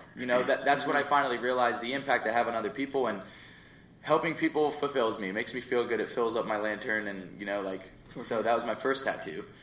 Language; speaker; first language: English; native; English